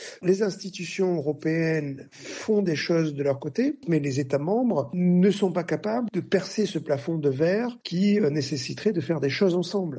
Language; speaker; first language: French; native; French